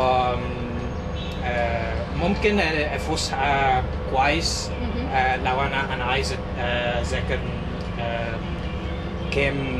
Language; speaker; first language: Arabic; non-native, learner; English